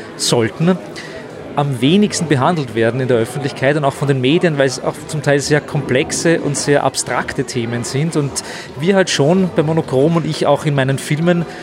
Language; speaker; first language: German; native; German